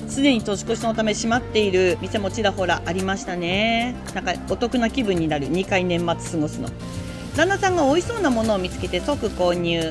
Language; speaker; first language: Japanese; native; Japanese